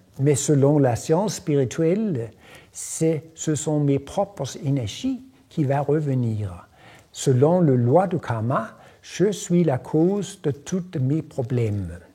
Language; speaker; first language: French; non-native, fluent; Danish